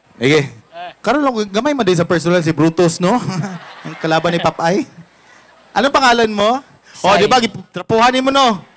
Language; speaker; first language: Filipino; non-native, local second language; Cebuano